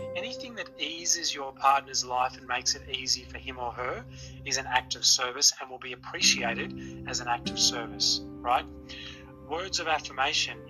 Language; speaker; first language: English; native; English